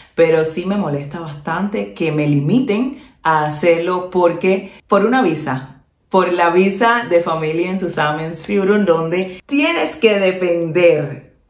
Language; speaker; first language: Spanish; native; Spanish